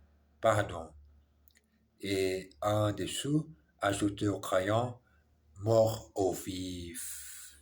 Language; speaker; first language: French; non-native, learner; English